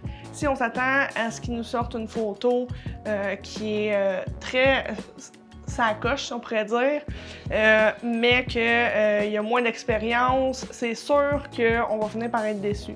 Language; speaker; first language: French; native; French